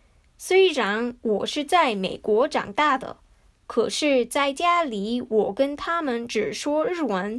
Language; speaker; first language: Chinese; non-native, fluent; Japanese